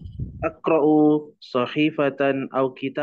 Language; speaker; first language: Arabic; non-native, learner; Indonesian